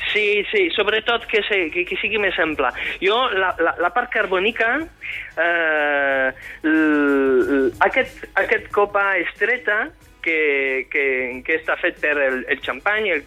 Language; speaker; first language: Catalan; non-native, fluent; French